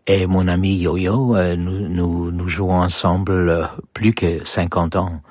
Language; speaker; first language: French; non-native, learner; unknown